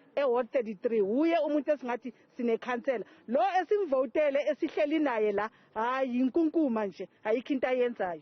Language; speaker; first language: Zulu; native; Zulu